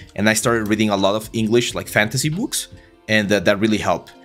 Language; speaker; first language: English; non-native, fluent; Spanish